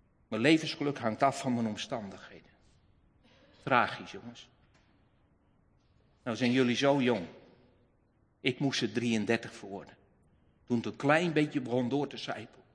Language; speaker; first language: Dutch; native; Dutch